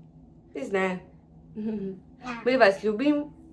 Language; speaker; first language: Russian; non-native, fluent; Armenian